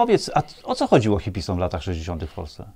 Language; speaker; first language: Polish; native; Polish